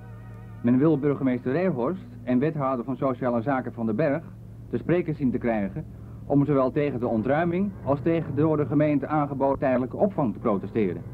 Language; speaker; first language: Dutch; native; Dutch